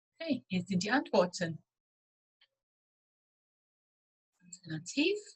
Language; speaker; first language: German; non-native, fluent; English